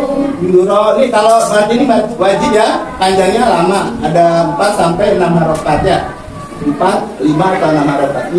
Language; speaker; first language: Indonesian; native; Indonesian